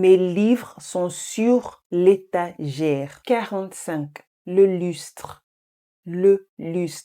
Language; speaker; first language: French; non-native, fluent; English